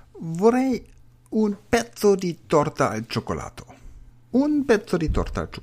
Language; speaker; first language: Italian; non-native, fluent; German